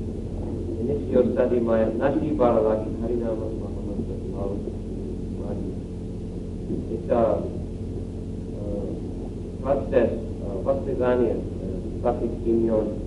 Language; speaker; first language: Russian; non-native, learner; English